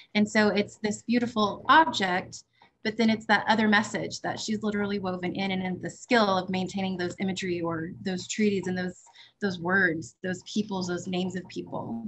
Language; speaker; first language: English; native; English